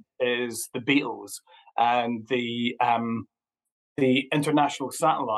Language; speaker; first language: English; native; English